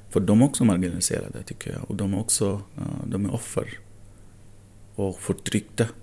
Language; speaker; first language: Swedish; non-native, fluent; Arabic